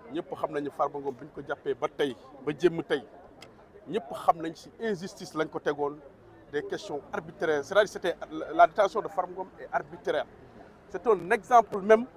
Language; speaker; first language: Wolof; non-native, local second language; Fula